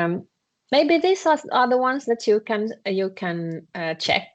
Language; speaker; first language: English; non-native, fluent; Finnish